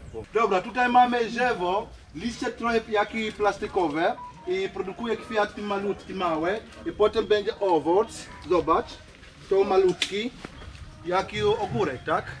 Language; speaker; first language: Polish; non-native, learner; Swahili